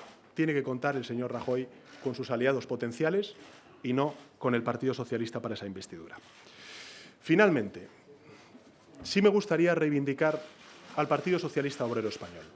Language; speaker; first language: Spanish; native; Spanish